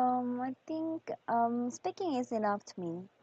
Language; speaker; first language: English; non-native, learner; Korean